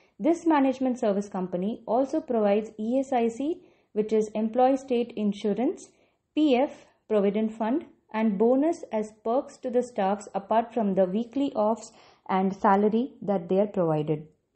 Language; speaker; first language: English; non-native, local second language; Tamil